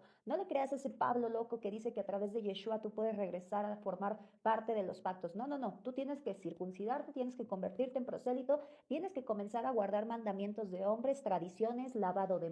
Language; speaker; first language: Spanish; native; Spanish